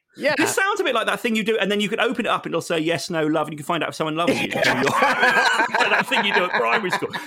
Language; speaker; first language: English; native; English